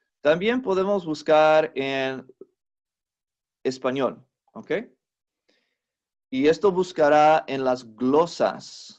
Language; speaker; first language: Spanish; non-native, fluent; English